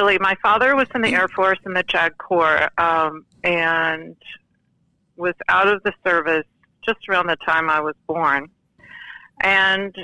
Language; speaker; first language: English; native; English